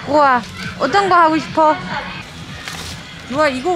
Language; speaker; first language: Korean; non-native, learner; German